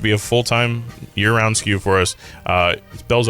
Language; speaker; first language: English; native; English